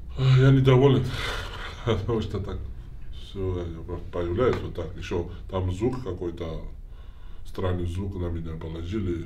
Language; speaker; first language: Russian; non-native, fluent; Georgian